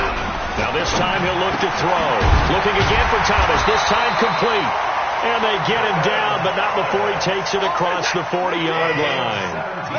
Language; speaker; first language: English; native; English